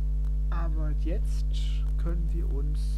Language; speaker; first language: German; non-native, fluent; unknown